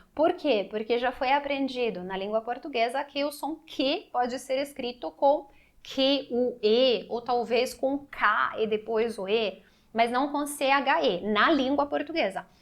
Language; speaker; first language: Portuguese; non-native, fluent; Italian